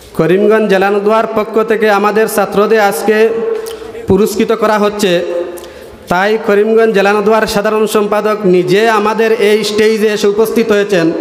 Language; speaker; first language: Bangla; native; Bangla